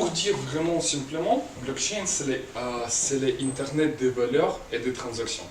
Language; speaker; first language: French; non-native, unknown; Russian